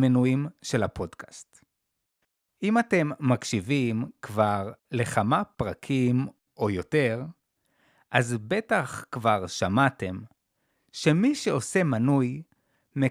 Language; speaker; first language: Hebrew; native; Hebrew